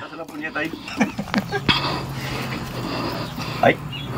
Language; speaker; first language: Spanish; native; Spanish